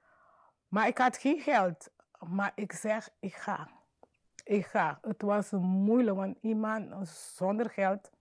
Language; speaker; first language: Dutch; non-native, fluent; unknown